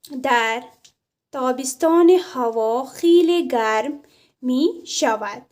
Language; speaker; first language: Persian; non-native, fluent; Urdu